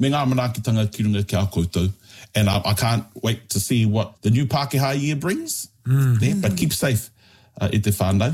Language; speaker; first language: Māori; non-native, local second language; English